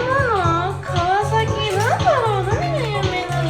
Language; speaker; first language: Japanese; native; Japanese